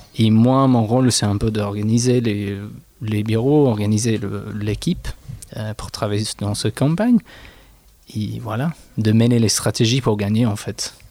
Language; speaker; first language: French; non-native, fluent; English